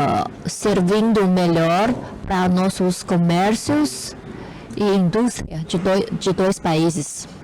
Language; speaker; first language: Portuguese; non-native, fluent; Chinese